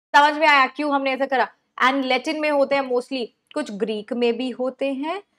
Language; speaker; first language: Hindi; native; Hindi